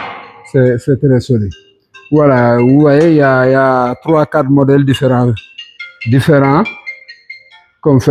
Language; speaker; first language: French; non-native, local second language; Wolof